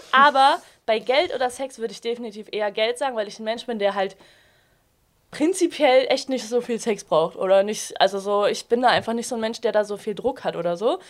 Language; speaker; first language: German; early bilingual, other home language; Slovenian